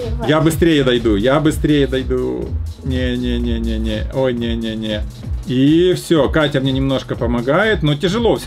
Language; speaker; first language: Russian; native; Russian